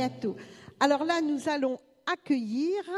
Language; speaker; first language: French; native; French